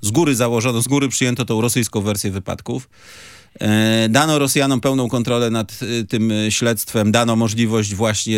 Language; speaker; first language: Polish; native; Polish